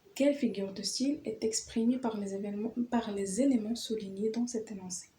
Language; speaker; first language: French; non-native, local second language; Arabic